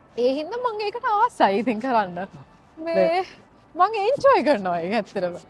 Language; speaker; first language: Sinhala; native; Sinhala